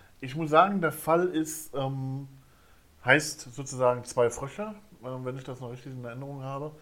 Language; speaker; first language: German; native; German